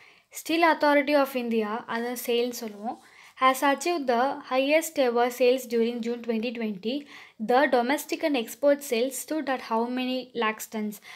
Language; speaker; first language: English; non-native, local second language; Tamil